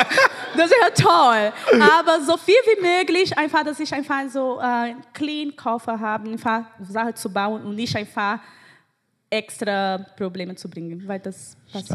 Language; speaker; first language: German; non-native, fluent; Portuguese